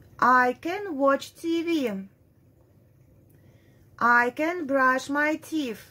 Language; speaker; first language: English; non-native, fluent; Russian